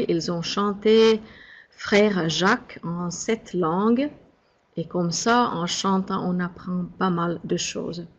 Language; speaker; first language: French; non-native, fluent; Finnish